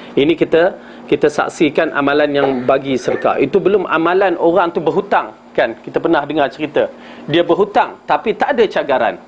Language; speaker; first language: Malay; native; Malay